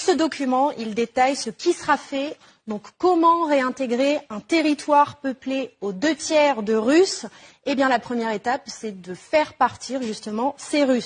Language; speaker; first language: French; native; French